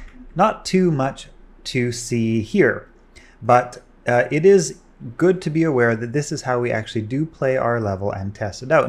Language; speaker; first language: English; native; English